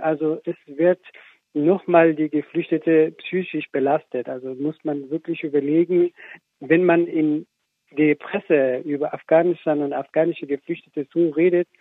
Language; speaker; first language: German; non-native, fluent; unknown